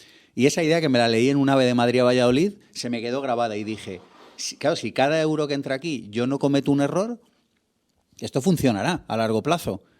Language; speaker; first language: Spanish; native; Spanish